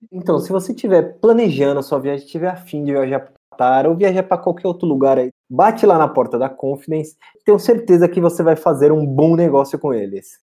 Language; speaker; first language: Portuguese; native; Portuguese